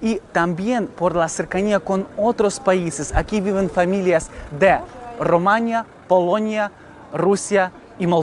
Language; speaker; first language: Spanish; non-native, fluent; Ukrainian